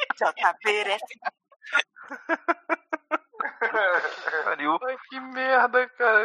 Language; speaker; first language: Portuguese; native; Portuguese